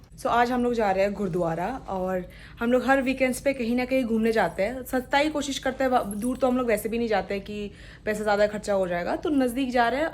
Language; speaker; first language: Hindi; non-native, local second language; Bangla